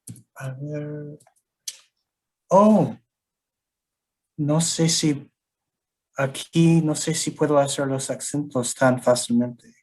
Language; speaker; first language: Spanish; non-native, learner; English